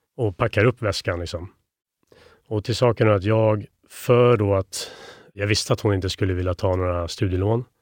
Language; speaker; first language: Swedish; native; Swedish